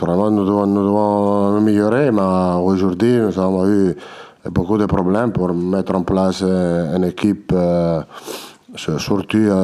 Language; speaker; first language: French; non-native, learner; Italian